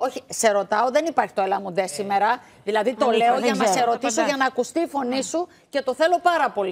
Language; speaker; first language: Greek; native; Greek